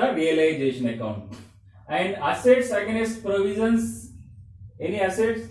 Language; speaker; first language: English; non-native, local second language; Telugu